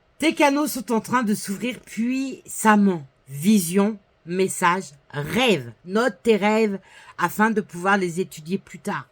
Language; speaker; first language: French; native; French